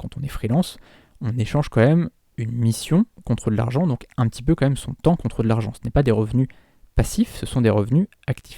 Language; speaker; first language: French; native; French